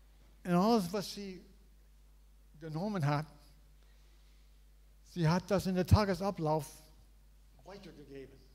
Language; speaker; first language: German; non-native, learner; English